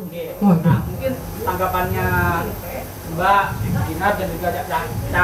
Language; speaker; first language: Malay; non-native, local second language; Javanese